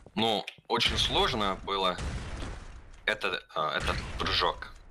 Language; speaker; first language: Russian; non-native, learner; German